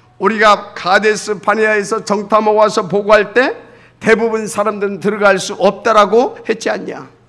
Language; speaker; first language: Korean; native; Korean